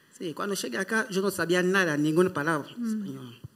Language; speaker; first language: Spanish; non-native, fluent; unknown